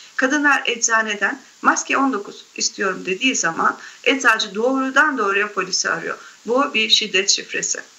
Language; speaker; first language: Turkish; native; Turkish